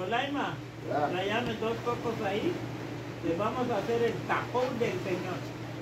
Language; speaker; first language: Spanish; native; Spanish